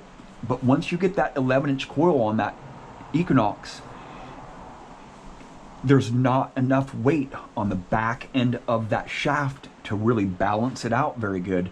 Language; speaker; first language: English; native; English